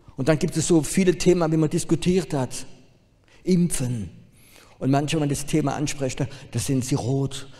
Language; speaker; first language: German; non-native, fluent; French